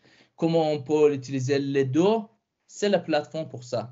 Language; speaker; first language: French; non-native, fluent; Persian